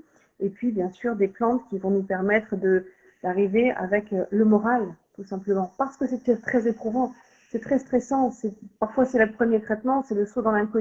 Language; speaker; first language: French; native; French